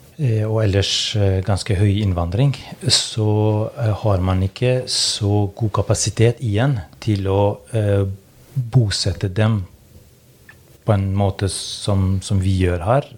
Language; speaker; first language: Norwegian; non-native, fluent; Albanian